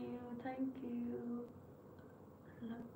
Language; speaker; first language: English; non-native, learner; Vietnamese